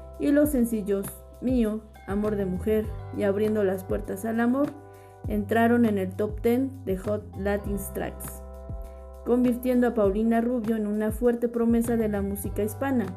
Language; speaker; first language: Spanish; native; Spanish